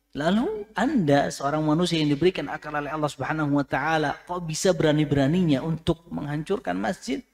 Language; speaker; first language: Indonesian; native; Indonesian